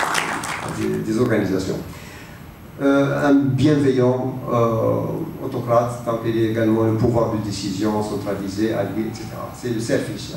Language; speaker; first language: French; non-native, local second language; Arabic